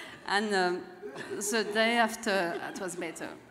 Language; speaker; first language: English; non-native, learner; French